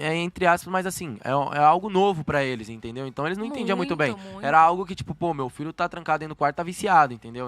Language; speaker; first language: Portuguese; native; Portuguese